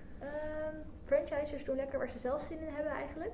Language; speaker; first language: Dutch; native; Dutch